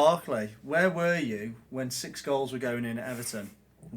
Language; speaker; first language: English; native; English